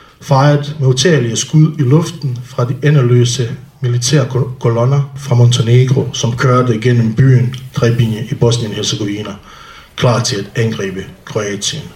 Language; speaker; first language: Danish; non-native, fluent; Bosnian